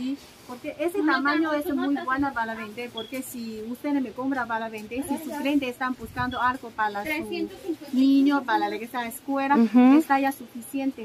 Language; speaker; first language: Spanish; non-native, learner; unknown